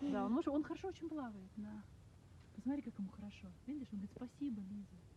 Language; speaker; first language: Russian; native; Russian